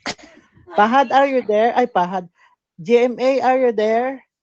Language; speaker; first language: English; non-native, learner; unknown